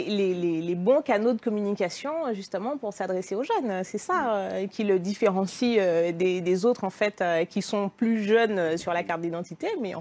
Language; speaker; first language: French; native; French